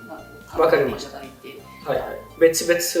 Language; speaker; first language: Japanese; non-native, fluent; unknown